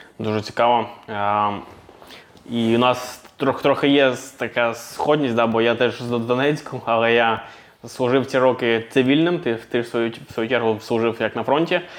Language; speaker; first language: Ukrainian; non-native, local second language; Russian